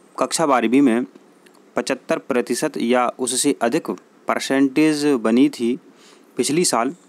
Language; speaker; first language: Hindi; native; Hindi